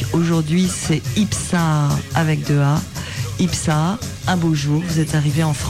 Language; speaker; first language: French; native; French